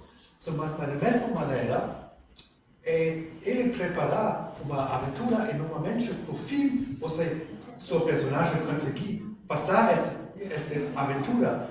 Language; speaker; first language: Portuguese; non-native, learner; German